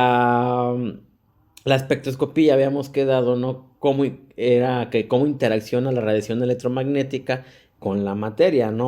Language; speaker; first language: Spanish; native; Spanish